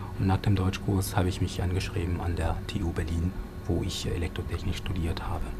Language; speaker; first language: German; non-native, fluent; French